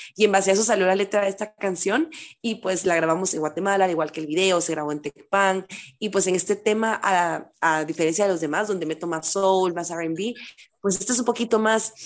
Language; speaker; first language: Spanish; native; Spanish